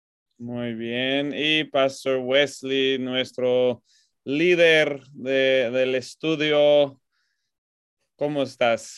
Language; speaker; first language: Spanish; non-native, fluent; English